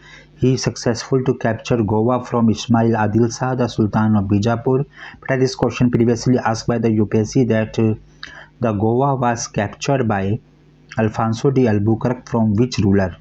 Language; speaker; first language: English; non-native, local second language; Hindi